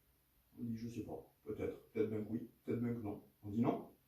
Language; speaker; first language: French; native; French